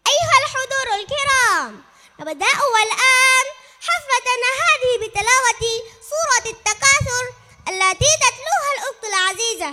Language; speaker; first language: Arabic; non-native, learner; Bangla